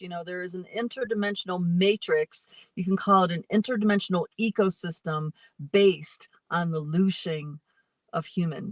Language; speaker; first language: English; native; English